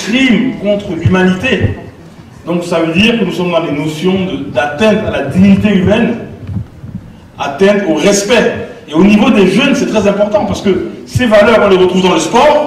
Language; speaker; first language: French; native; French